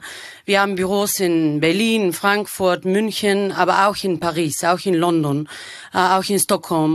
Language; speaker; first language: German; non-native, fluent; Bulgarian